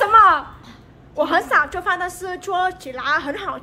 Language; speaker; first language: Chinese; non-native, fluent; Vietnamese